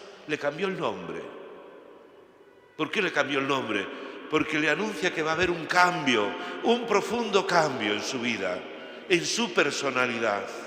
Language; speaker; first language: Spanish; native; Spanish